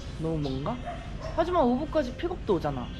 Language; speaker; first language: Korean; native; Korean